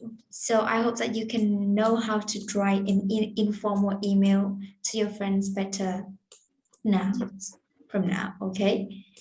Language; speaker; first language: English; non-native, fluent; Vietnamese